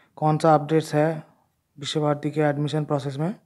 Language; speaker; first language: Hindi; non-native, local second language; Bangla